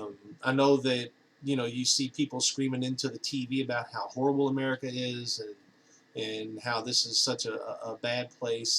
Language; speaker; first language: English; native; English